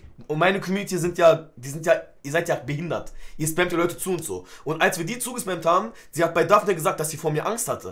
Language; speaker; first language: German; early bilingual, other home language; Turkish